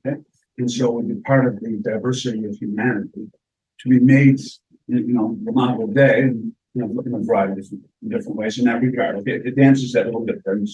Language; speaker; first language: English; native; English